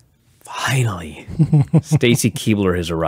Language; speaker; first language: English; native; English